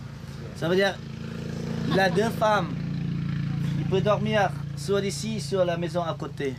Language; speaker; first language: French; non-native, learner; Lao